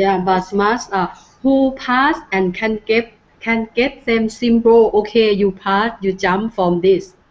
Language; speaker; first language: English; non-native, learner; Thai